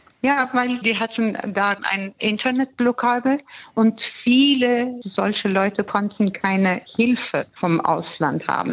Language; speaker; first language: German; non-native, fluent; Persian